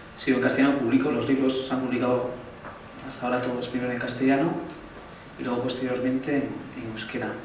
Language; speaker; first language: Spanish; native; Spanish